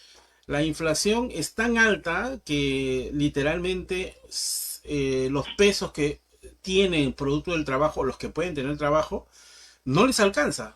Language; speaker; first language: Spanish; native; Spanish